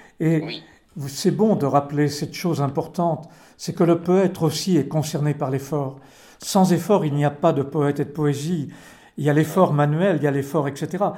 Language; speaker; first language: French; native; French